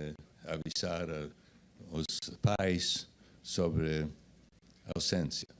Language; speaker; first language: Portuguese; non-native, fluent; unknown